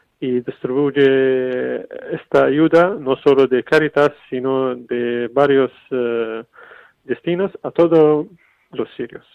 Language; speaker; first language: Spanish; non-native, fluent; Arabic